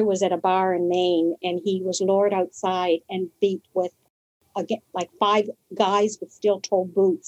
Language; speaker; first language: English; native; English